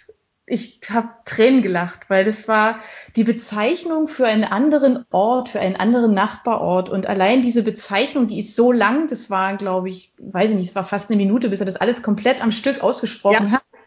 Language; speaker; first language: German; native; German